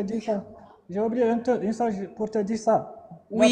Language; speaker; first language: French; non-native, learner; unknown